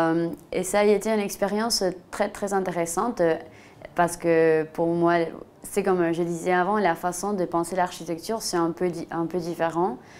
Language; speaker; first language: French; non-native, fluent; Spanish